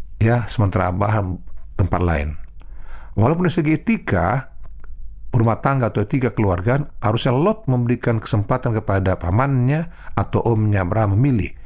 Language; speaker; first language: Indonesian; non-native, local second language; Batak Toba